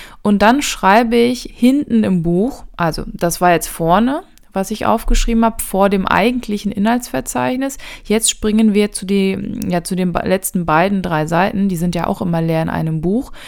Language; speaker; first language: German; native; German